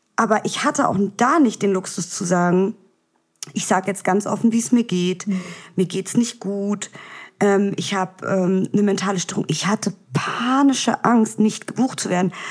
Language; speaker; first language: German; early bilingual, other home language; Vietnamese